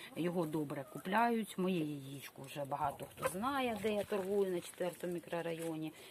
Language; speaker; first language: Ukrainian; native; Ukrainian